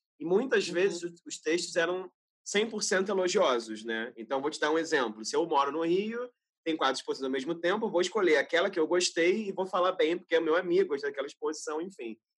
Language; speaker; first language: Portuguese; native; Portuguese